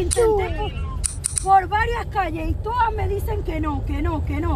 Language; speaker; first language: Spanish; native; Spanish